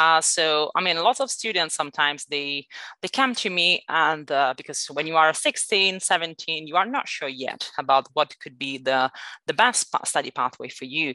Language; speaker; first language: English; non-native, fluent; Italian